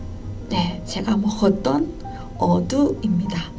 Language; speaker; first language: Korean; native; Korean